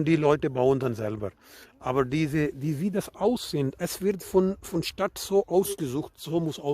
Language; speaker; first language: German; non-native, learner; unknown